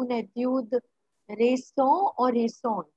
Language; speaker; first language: French; non-native, fluent; Marathi